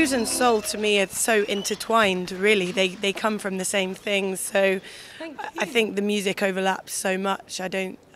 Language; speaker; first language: English; native; English